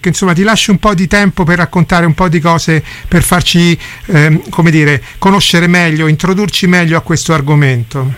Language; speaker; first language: Italian; native; Italian